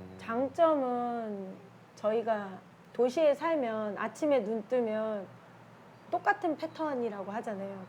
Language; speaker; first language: Korean; native; Korean